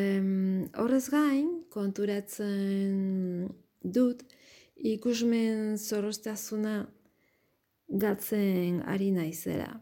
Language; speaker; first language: Basque; non-native, learner; Spanish